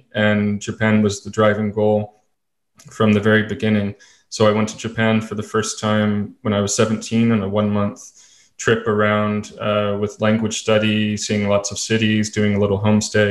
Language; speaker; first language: English; native; English